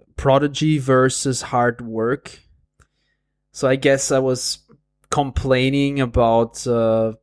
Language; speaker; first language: English; non-native, fluent; Portuguese